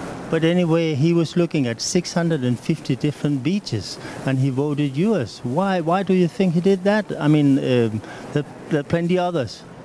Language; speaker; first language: English; non-native, fluent; Danish